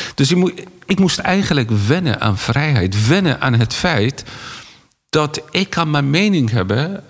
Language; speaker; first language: Dutch; non-native, fluent; Persian